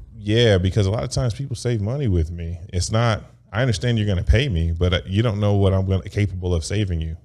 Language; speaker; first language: English; native; English